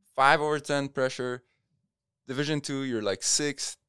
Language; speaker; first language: English; non-native, fluent; Arabic